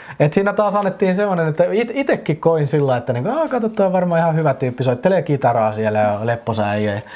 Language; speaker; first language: Finnish; native; Finnish